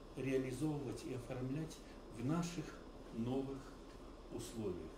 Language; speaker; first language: Russian; early bilingual, heritage; Russian